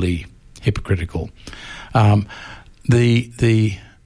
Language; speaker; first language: English; native; English